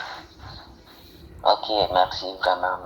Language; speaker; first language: French; non-native, fluent; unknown